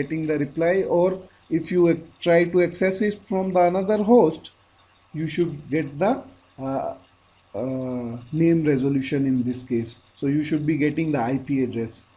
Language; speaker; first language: English; non-native, local second language; Hindi